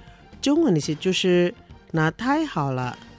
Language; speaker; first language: Chinese; non-native, fluent; Indonesian